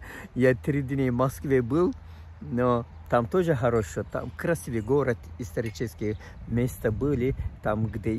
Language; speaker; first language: Russian; non-native, fluent; Turkish